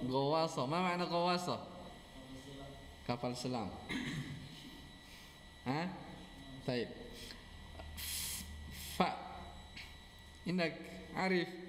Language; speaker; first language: Arabic; non-native, fluent; Indonesian